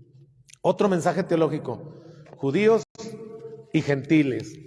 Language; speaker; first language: Spanish; native; Spanish